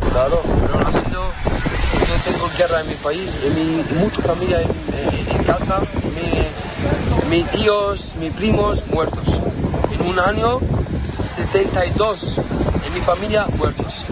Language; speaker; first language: Spanish; non-native, learner; Arabic